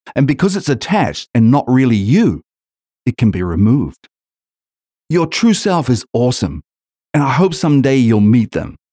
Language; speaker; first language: English; native; English